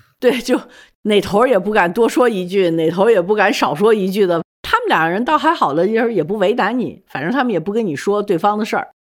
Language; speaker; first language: Chinese; native; Chinese